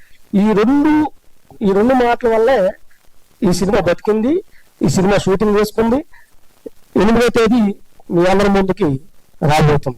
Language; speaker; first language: Telugu; native; Telugu